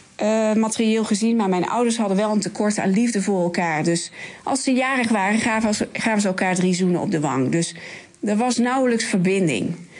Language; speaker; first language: Dutch; native; Dutch